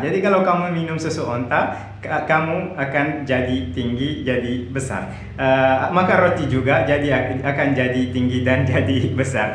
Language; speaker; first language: Indonesian; non-native, fluent; Arabic